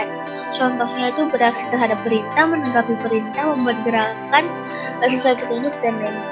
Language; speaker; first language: Indonesian; native; Indonesian